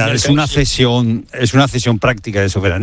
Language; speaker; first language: Spanish; native; Spanish